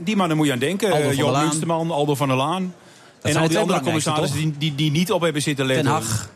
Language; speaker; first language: Dutch; native; Dutch